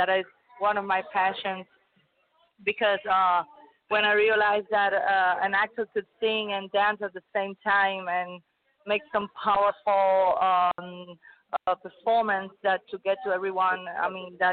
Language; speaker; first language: English; non-native, learner; Spanish